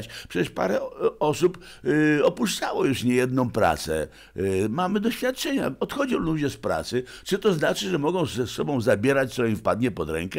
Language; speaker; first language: Polish; native; Polish